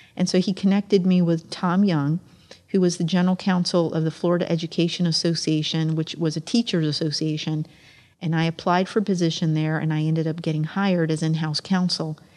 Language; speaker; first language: English; early bilingual, other home language; Amharic